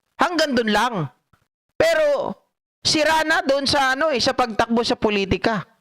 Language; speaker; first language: Filipino; non-native, local second language; Iloko